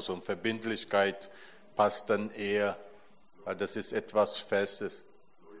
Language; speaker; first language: German; non-native, fluent; Portuguese